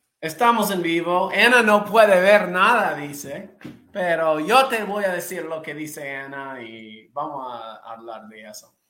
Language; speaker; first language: Spanish; non-native, fluent; English